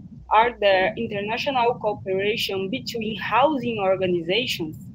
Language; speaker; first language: English; non-native, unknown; Portuguese